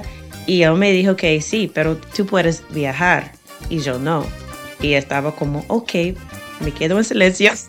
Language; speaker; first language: Spanish; non-native, fluent; English